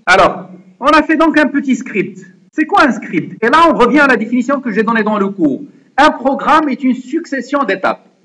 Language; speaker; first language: French; non-native, local second language; Arabic